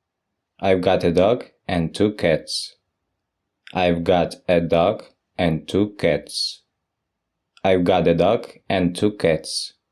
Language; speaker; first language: English; non-native, fluent; Russian